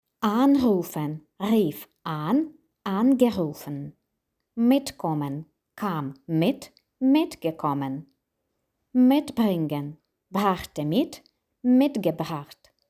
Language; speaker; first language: German; non-native, fluent; Ukrainian